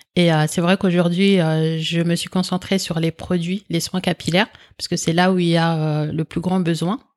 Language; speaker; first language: French; native; French